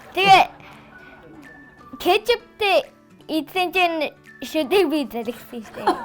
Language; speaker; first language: Mongolian; early bilingual, heritage; Mongolian